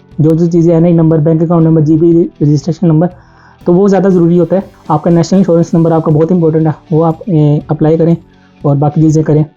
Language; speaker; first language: Urdu; non-native, local second language; Punjabi